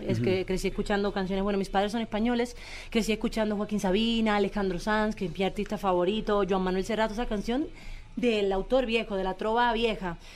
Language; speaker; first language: Spanish; native; Spanish